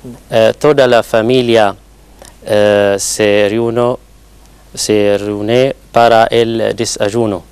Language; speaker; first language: Spanish; non-native, learner; Arabic